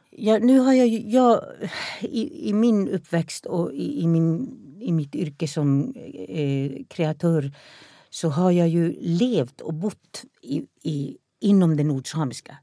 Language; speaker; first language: Swedish; non-native, local second language; Northern Sami